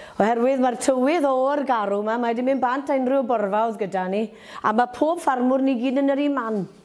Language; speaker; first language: Welsh; native; Welsh